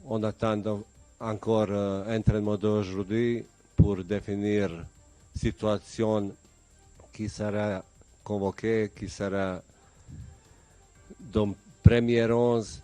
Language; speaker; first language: French; non-native, learner; Bosnian